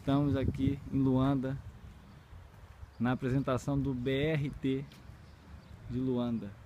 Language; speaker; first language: Portuguese; native; Portuguese